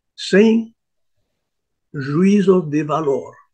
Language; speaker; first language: Portuguese; non-native, fluent; Hungarian